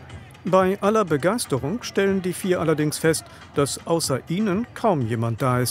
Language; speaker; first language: German; native; German